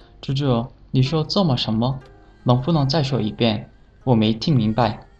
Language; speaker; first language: Chinese; non-native, learner; Korean